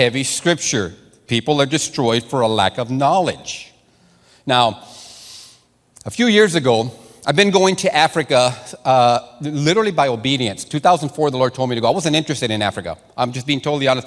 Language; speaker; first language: English; non-native, fluent; Spanish